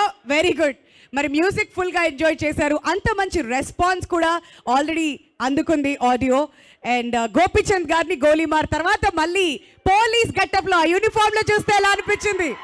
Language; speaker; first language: Telugu; native; Telugu